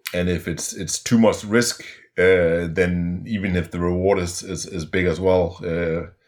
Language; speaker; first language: English; non-native, fluent; Danish